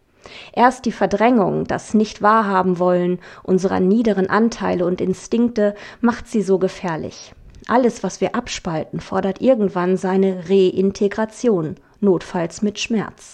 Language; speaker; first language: German; native; German